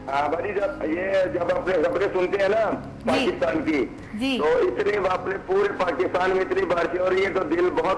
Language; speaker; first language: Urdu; non-native, local second language; Punjabi